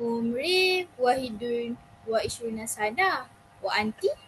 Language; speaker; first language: Arabic; non-native, learner; Malay